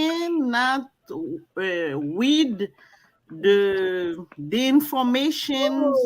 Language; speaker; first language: English; non-native, learner; French